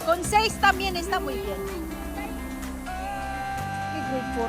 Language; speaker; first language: Spanish; non-native, fluent; Filipino